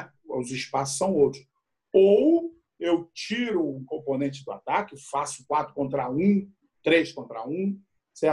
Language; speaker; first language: Portuguese; native; Portuguese